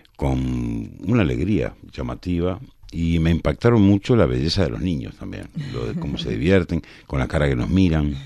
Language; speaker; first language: Spanish; native; Spanish